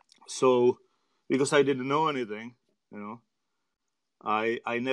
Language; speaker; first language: English; non-native, learner; Czech